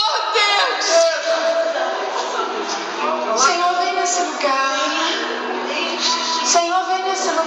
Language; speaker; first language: Portuguese; native; Portuguese